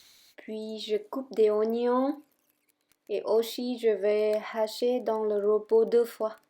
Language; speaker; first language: French; non-native, fluent; Vietnamese